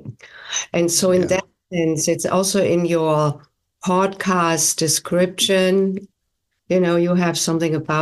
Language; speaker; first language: English; non-native, fluent; German